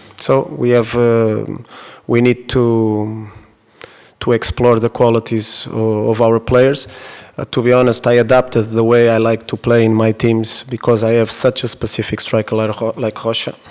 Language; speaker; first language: English; non-native, fluent; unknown